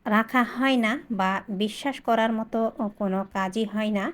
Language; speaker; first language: Bangla; non-native, local second language; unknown